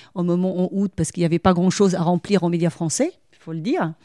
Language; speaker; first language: French; non-native, local second language; Arabic